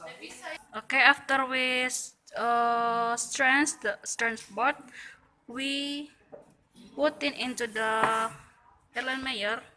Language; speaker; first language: English; non-native, learner; Indonesian